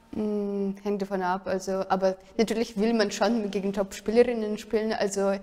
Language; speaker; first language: German; non-native, fluent; Russian